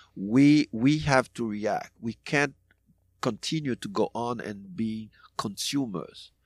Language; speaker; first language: English; non-native, fluent; French